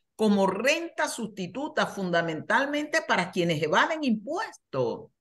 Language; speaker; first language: Spanish; native; Spanish